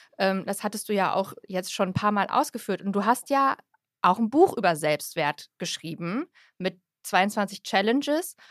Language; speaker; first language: German; native; German